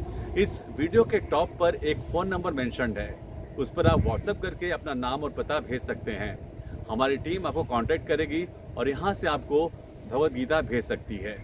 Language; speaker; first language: Hindi; native; Hindi